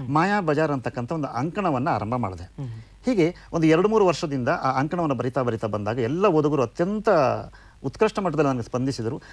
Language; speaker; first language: Kannada; native; Kannada